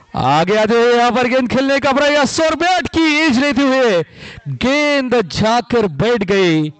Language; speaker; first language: Hindi; non-native, local second language; Marathi